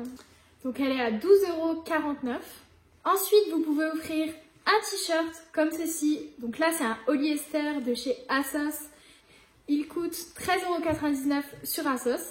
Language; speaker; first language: French; native; French